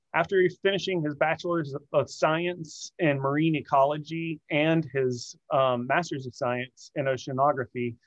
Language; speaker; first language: English; native; English